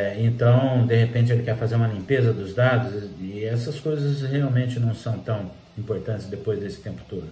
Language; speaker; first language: Portuguese; native; Portuguese